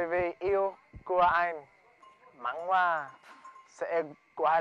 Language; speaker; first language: Vietnamese; non-native, learner; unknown